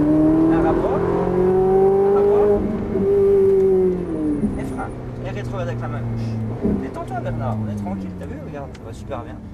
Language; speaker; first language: French; native; French